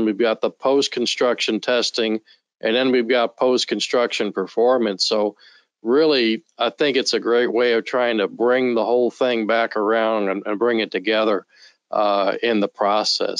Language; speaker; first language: English; native; English